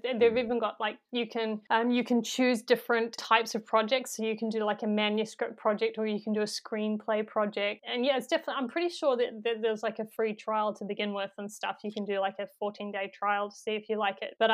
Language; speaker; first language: English; native; English